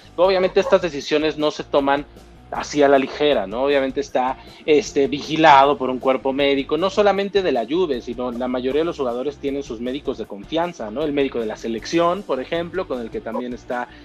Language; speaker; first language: Spanish; native; Spanish